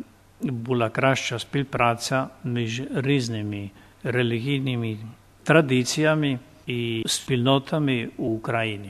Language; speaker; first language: Ukrainian; non-native, fluent; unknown